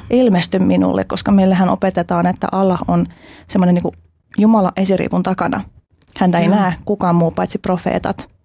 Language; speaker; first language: Finnish; early bilingual, other home language; Albanian